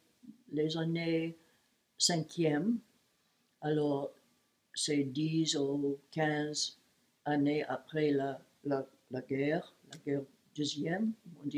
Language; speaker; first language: French; non-native, learner; English